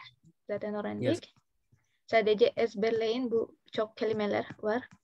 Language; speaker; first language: Turkish; non-native, fluent; Indonesian